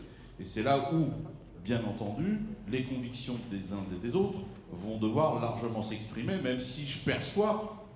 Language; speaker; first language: French; native; French